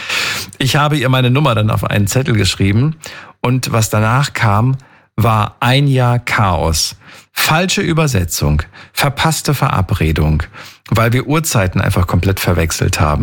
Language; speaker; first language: German; native; German